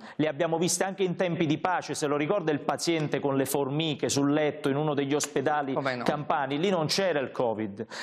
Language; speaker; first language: Italian; native; Italian